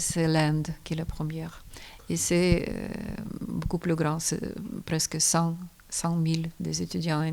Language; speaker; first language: French; non-native, fluent; Ukrainian